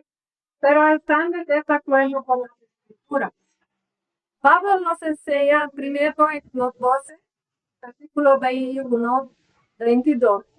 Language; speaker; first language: Spanish; non-native, learner; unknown